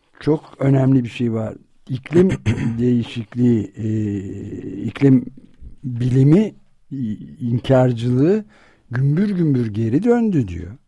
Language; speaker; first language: Turkish; native; Turkish